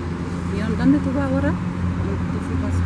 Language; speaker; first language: Spanish; non-native, learner; Haitian Creole